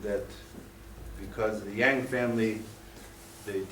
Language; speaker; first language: English; non-native, learner; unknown